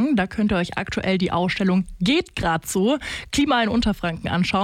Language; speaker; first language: German; native; German